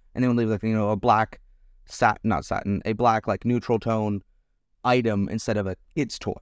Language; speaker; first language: English; native; English